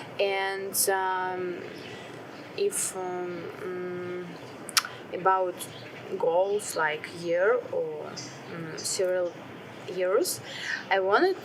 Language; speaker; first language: English; non-native, learner; Russian